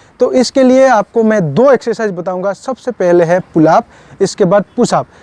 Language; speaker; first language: Hindi; non-native, local second language; Assamese